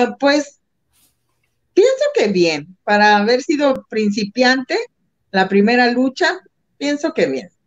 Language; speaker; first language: Spanish; native; Spanish